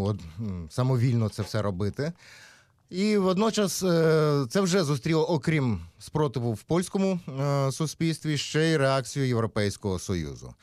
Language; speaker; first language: Ukrainian; native; Ukrainian